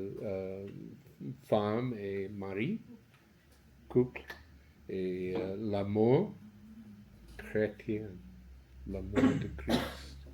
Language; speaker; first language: French; non-native, learner; English